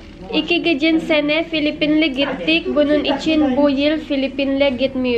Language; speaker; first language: Turkish; non-native, learner; Filipino